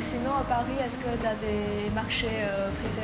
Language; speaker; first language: French; non-native, fluent; Chinese